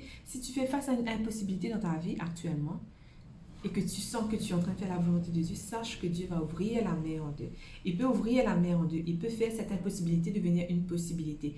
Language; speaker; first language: French; native; French